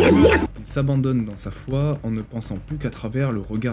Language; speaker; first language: French; native; French